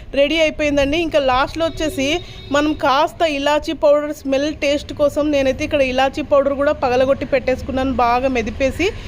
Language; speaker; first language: Telugu; non-native, local second language; Urdu